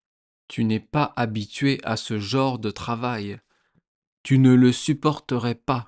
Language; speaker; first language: French; native; French